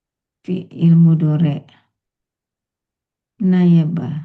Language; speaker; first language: Arabic; non-native, learner; Indonesian